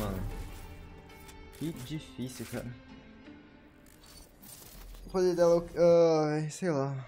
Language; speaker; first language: Portuguese; native; Portuguese